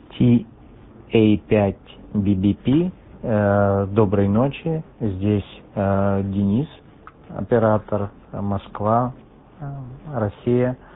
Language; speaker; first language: Russian; native; Russian